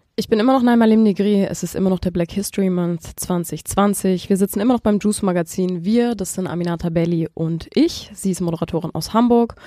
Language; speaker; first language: German; native; German